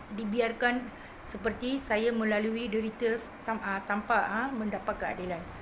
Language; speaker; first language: Malay; non-native, local second language; Tamil